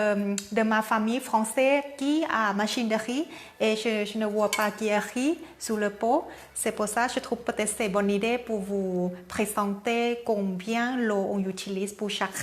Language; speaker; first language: French; non-native, learner; Thai